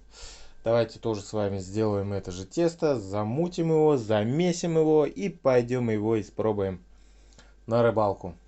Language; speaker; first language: Russian; native; Russian